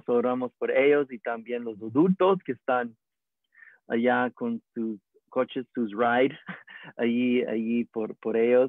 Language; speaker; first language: Spanish; early bilingual, heritage; English